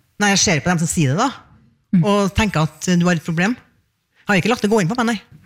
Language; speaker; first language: Norwegian; native; Norwegian